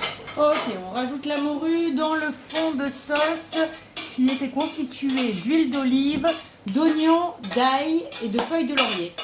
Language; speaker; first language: French; native; French